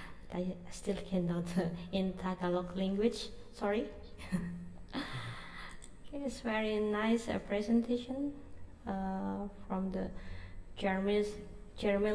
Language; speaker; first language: English; non-native, learner; Indonesian